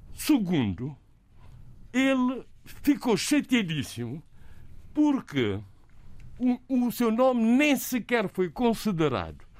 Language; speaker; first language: Portuguese; non-native, local second language; Kabuverdianu